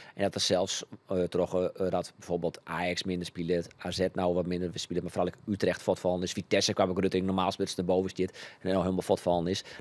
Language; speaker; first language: Dutch; native; Dutch